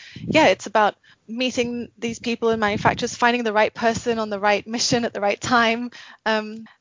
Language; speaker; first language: English; native; English